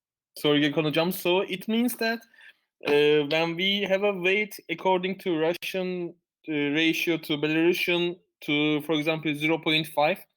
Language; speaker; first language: English; non-native, fluent; Turkish